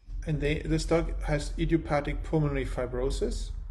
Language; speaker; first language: English; non-native, fluent; German